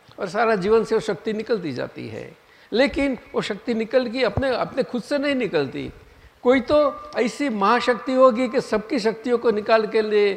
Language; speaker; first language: Hindi; non-native, local second language; Gujarati